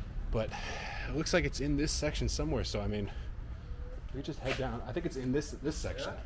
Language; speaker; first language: English; native; English